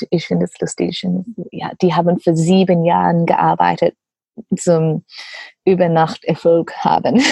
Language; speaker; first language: German; non-native, learner; English